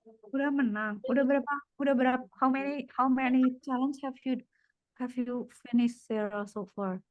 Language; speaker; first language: English; non-native, fluent; Indonesian